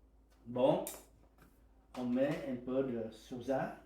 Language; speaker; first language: French; non-native, learner; Vietnamese